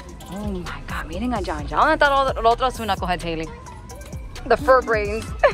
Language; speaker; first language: Spanish; early bilingual, heritage; Spanish